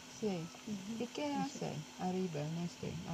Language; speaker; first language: Spanish; non-native, learner; English